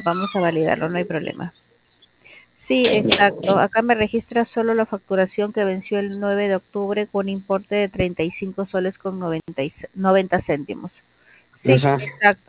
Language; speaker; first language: Spanish; native; Spanish